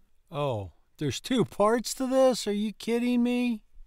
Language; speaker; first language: English; native; English